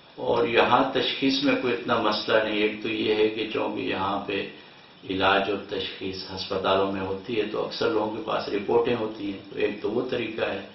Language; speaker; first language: Urdu; non-native, local second language; Northern Hindko